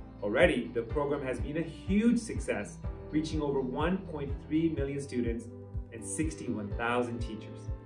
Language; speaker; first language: English; native; English